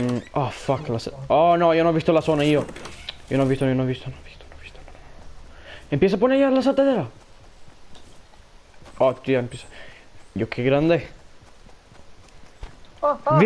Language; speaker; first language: Spanish; non-native, learner; English